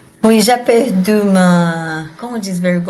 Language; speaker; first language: French; non-native, learner; Portuguese